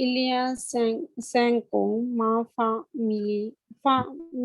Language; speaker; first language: French; non-native, learner; Hindi